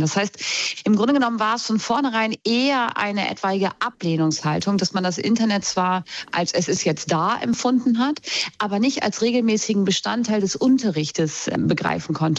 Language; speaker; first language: German; native; German